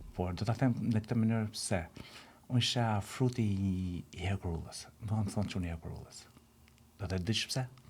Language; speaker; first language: Albanian; native; Albanian